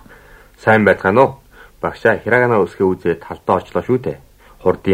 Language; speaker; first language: Mongolian; native; Mongolian